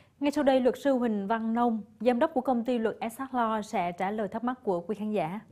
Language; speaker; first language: Vietnamese; native; Vietnamese